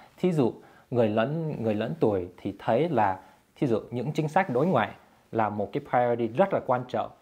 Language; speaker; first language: Vietnamese; early bilingual, heritage; Vietnamese